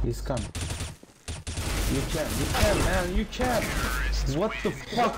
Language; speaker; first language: English; non-native, learner; Turkish